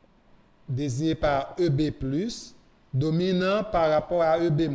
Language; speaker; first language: French; non-native, local second language; Haitian Creole